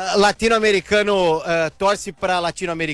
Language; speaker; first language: Spanish; non-native, learner; Portuguese